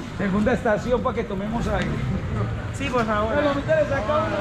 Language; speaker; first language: Spanish; non-native, learner; Turkish